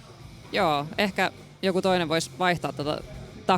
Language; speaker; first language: Finnish; native; Finnish